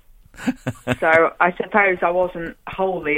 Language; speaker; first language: English; native; English